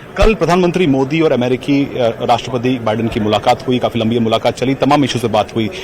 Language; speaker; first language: Hindi; native; Hindi